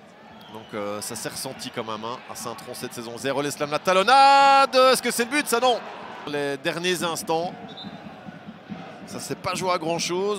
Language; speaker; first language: French; native; French